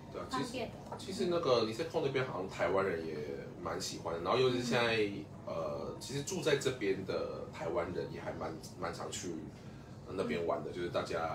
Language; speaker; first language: Chinese; native; Chinese